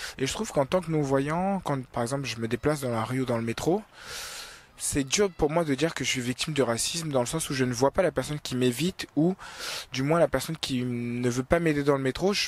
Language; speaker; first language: French; early bilingual, other home language; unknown